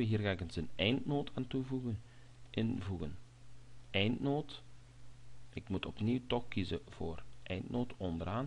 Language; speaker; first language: Dutch; native; Dutch